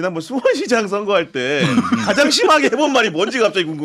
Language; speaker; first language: Korean; native; Korean